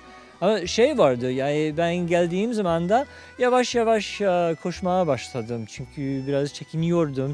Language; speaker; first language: Turkish; non-native, fluent; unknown